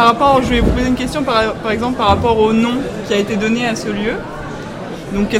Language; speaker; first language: French; native; French